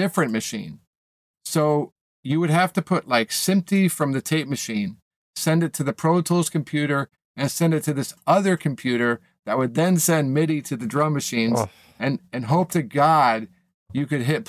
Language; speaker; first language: English; native; English